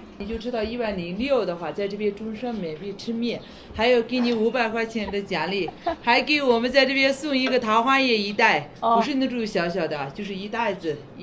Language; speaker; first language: Chinese; native; Chinese